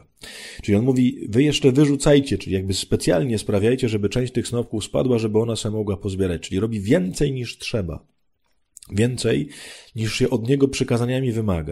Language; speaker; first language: Polish; native; Polish